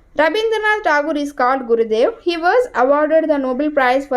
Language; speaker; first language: English; non-native, local second language; Telugu